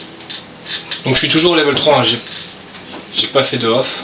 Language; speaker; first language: French; native; French